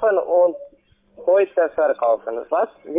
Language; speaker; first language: German; non-native, learner; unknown